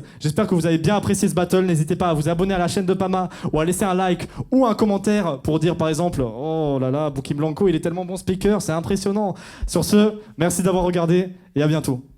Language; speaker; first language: French; native; French